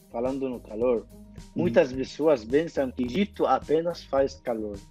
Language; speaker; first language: Portuguese; non-native, fluent; Arabic